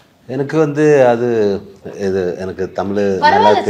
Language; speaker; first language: Tamil; non-native, learner; Malayalam